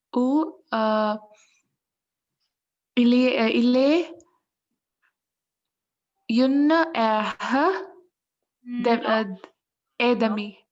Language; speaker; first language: French; non-native, learner; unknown